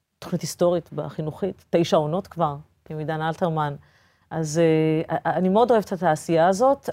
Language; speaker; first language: Hebrew; early bilingual, other home language; Portuguese